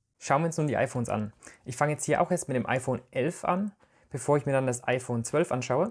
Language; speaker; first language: German; native; German